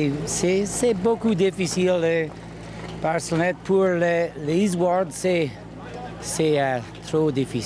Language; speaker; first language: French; non-native, learner; English